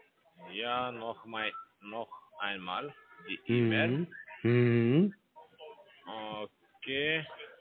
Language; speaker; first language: German; non-native, learner; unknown